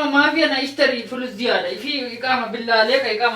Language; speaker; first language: Arabic; non-native, learner; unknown